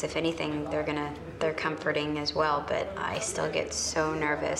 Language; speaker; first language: English; native; English